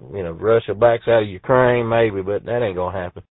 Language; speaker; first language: English; native; English